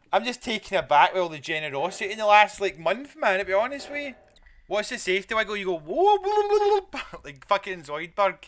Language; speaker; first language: English; native; English